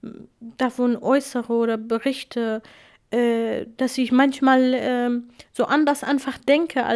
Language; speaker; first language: German; non-native, fluent; Kurdish